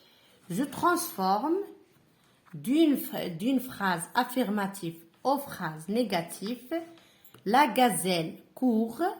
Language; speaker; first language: French; non-native, local second language; Arabic